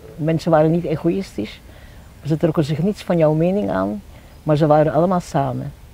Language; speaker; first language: Dutch; non-native, fluent; Czech